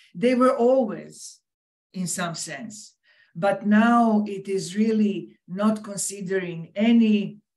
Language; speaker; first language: English; non-native, fluent; Serbian